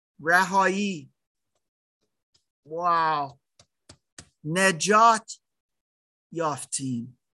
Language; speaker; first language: Persian; non-native, learner; German